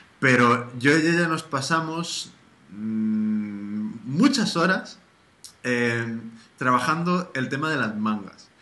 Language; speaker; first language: Spanish; early bilingual, heritage; Spanish